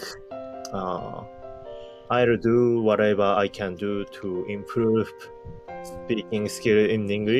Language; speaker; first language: English; non-native, learner; Japanese